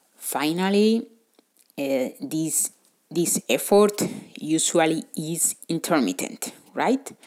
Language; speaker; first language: English; non-native, fluent; Spanish